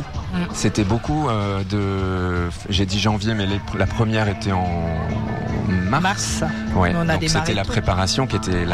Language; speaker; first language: French; native; French